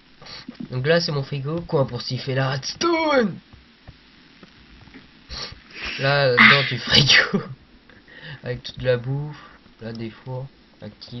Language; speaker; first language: French; native; French